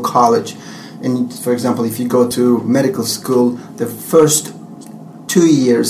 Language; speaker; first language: English; non-native, fluent; Turkish